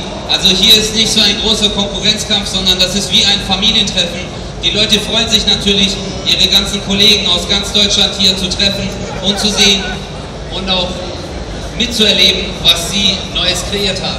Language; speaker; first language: German; native; German